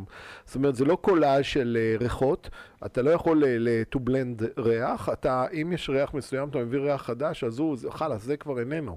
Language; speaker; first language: Hebrew; native; Hebrew